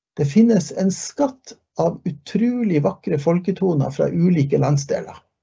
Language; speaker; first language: Norwegian; early bilingual, heritage; Norwegian